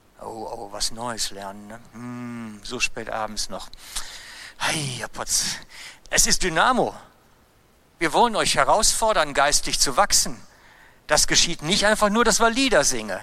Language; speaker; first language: German; native; German